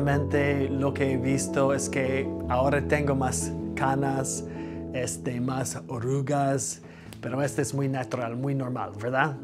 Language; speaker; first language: Spanish; non-native, fluent; English